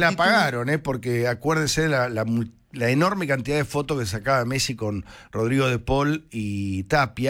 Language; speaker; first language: Spanish; native; Spanish